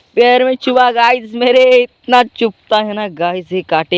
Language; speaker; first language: Hindi; non-native, local second language; Marathi